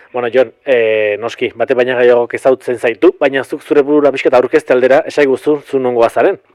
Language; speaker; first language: Basque; native; Basque